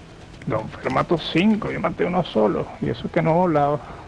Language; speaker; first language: Spanish; native; Spanish